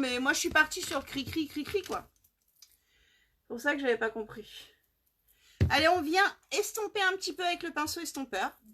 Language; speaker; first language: French; native; French